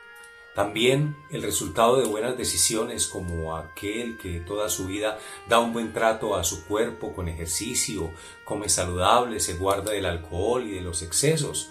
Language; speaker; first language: Spanish; native; Spanish